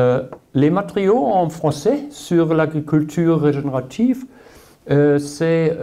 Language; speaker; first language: French; non-native, learner; German